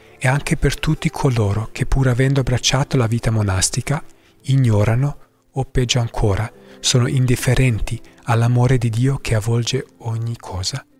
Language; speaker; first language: Italian; non-native, fluent; English